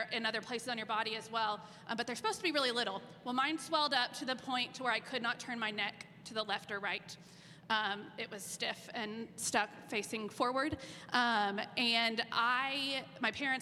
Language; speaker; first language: English; native; English